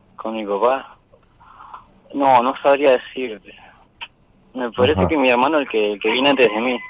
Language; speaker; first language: Spanish; native; Spanish